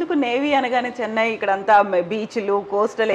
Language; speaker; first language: Telugu; native; Telugu